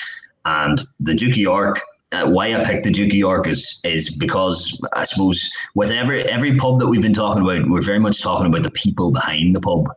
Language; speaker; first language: English; native; English